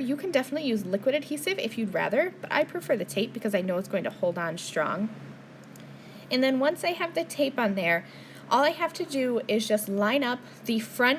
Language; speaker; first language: English; native; English